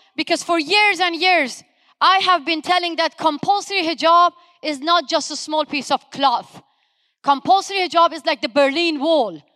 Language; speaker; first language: English; non-native, fluent; Persian